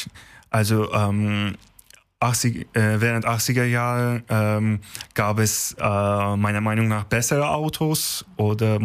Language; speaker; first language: German; non-native, fluent; Turkish